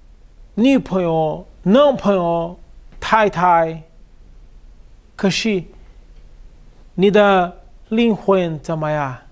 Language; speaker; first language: Chinese; non-native, fluent; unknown